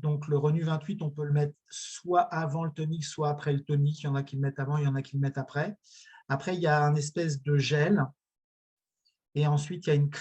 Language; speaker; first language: French; native; French